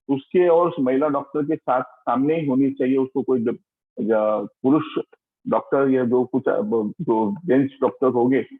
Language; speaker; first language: Hindi; non-native, local second language; Marathi